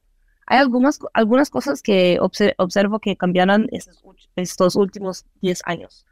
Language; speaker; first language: Spanish; non-native, fluent; Portuguese